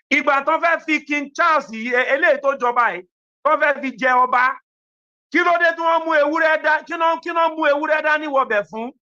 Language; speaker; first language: Yoruba; native; Yoruba